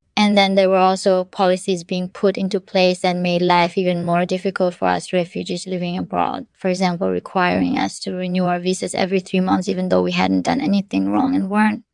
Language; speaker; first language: English; non-native, fluent; Korean